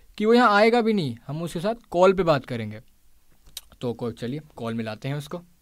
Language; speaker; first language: Hindi; native; Hindi